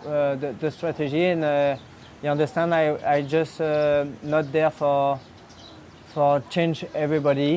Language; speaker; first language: English; non-native, learner; French